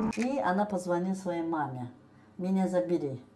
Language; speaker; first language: Russian; non-native, local second language; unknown